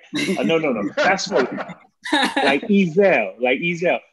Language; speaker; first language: English; native; English